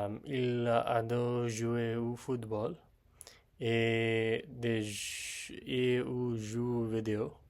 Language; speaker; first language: French; non-native, learner; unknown